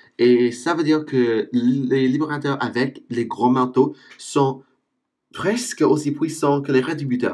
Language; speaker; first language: French; non-native, fluent; English